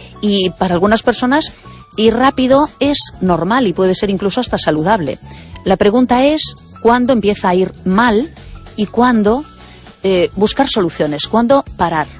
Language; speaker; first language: Spanish; native; Spanish